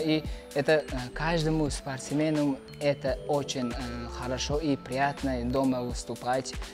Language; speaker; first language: Russian; non-native, local second language; Uzbek